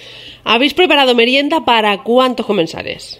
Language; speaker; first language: Spanish; native; Spanish